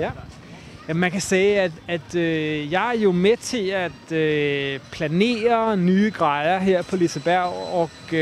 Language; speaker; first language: Swedish; native; Swedish